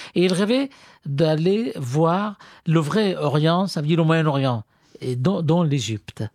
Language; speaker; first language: French; non-native, fluent; Arabic